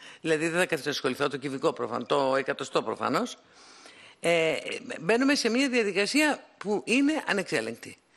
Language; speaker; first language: Greek; native; Greek